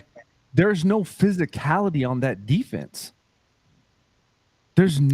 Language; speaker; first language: English; native; English